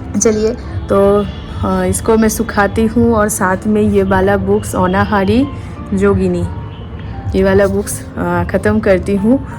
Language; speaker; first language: Hindi; non-native, local second language; Bangla